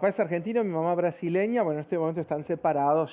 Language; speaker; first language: Spanish; early bilingual, other home language; Portuguese